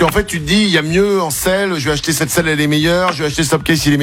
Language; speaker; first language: French; native; French